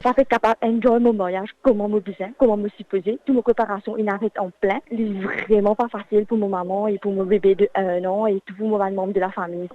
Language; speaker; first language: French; non-native, local second language; Morisyen